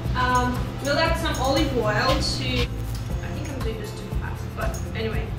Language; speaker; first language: English; non-native, fluent; Romanian